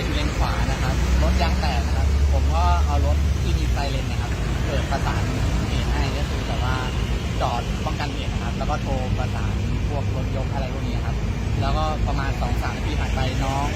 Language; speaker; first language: Thai; native; Thai